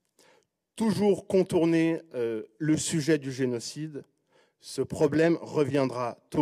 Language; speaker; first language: French; native; French